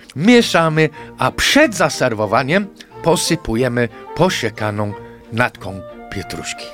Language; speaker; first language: Polish; non-native, fluent; English